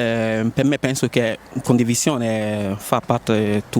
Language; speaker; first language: Italian; non-native, learner; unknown